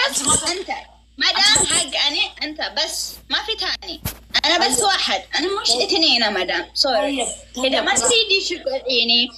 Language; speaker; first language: Arabic; non-native, learner; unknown